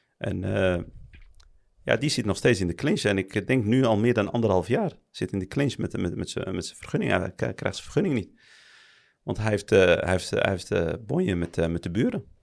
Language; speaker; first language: Dutch; early bilingual, other home language; Arabic